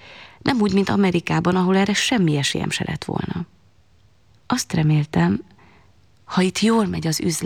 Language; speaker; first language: Hungarian; non-native, fluent; Chinese